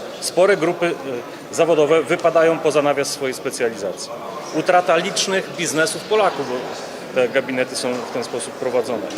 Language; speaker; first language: Polish; native; Polish